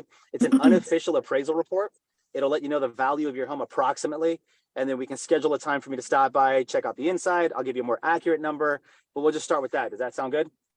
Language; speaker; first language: English; native; English